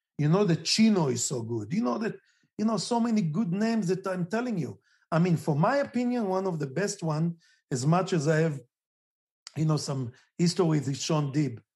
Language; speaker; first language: English; non-native, fluent; Hebrew